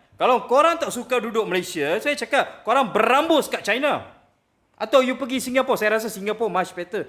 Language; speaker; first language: Malay; non-native, local second language; Tamil